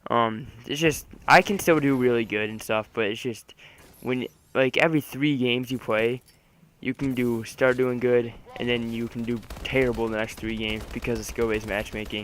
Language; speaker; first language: English; native; English